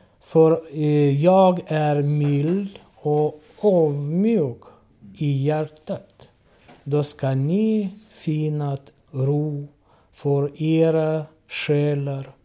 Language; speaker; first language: Swedish; non-native, learner; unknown